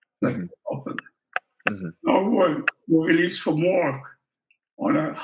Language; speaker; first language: English; non-native, fluent; Polish